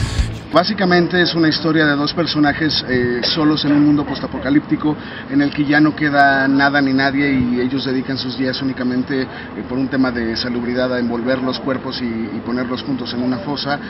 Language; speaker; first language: Spanish; native; Spanish